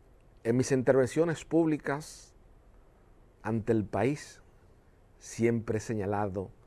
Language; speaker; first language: Spanish; native; Spanish